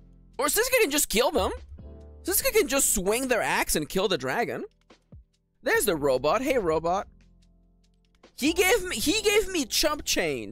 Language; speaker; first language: English; native; English